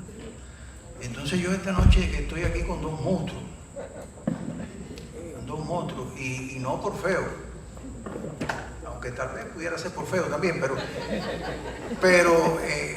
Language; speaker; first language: Spanish; native; Spanish